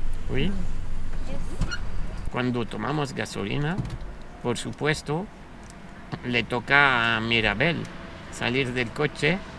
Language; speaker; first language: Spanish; non-native, fluent; French